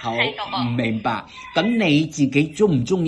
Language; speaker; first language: Cantonese; native; Cantonese